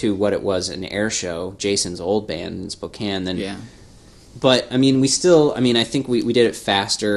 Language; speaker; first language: English; native; English